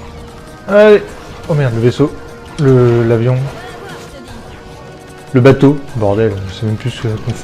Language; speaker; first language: French; native; French